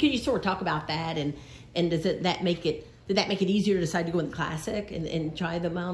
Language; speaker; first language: English; native; English